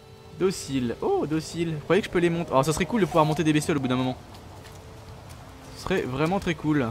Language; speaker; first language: French; native; French